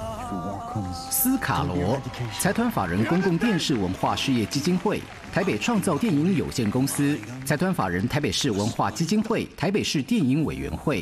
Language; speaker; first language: Chinese; native; Chinese